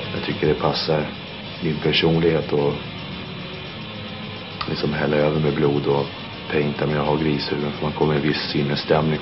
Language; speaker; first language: Swedish; native; Swedish